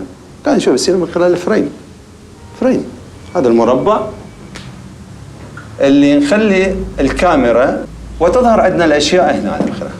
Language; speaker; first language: Arabic; native; Arabic